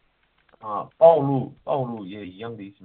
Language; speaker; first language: Chinese; non-native, learner; Korean